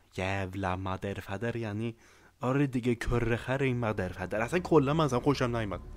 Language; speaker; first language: Persian; early bilingual, heritage; Persian